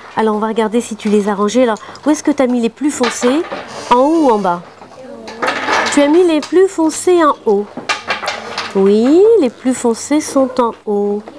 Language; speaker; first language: French; native; French